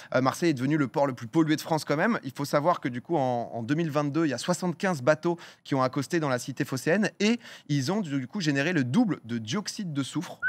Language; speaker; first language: French; native; French